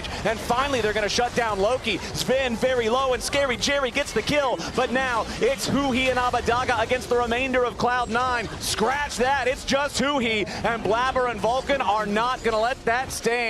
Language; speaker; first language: English; native; English